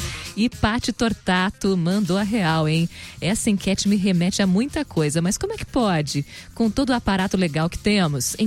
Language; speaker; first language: Portuguese; native; Portuguese